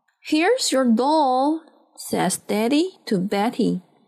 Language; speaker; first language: English; non-native, fluent; Chinese